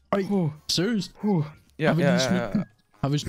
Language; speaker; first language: Danish; native; Danish